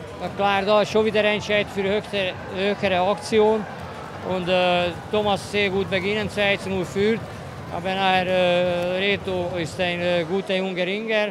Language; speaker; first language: German; non-native, learner; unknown